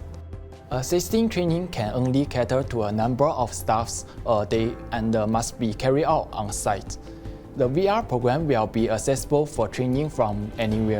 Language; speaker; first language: English; non-native, local second language; Chinese